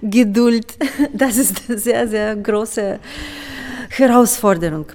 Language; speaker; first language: German; non-native, fluent; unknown